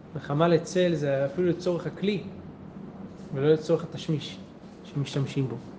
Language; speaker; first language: Hebrew; native; Hebrew